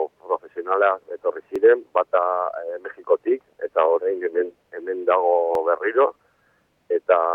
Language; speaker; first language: Basque; non-native, local second language; Spanish